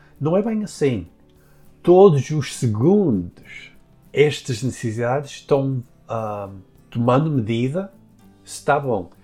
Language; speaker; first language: Portuguese; early bilingual, heritage; Portuguese